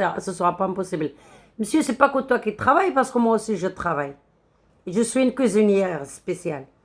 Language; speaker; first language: French; non-native, local second language; Arabic